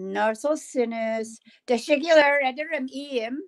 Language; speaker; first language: Turkish; non-native, learner; English